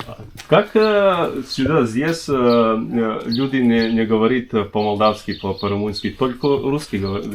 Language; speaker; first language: Russian; non-native, learner; Serbian